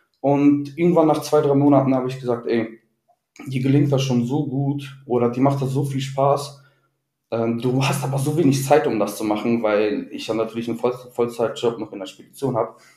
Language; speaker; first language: German; native; German